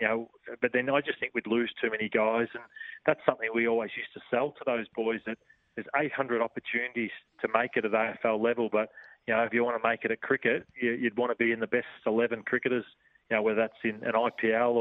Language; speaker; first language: English; native; English